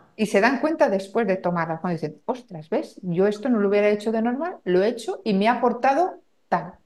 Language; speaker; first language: Spanish; native; Spanish